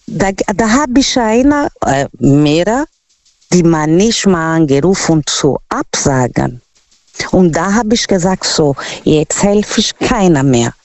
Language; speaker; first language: German; non-native, learner; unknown